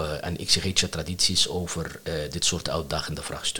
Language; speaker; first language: Dutch; non-native, fluent; Arabic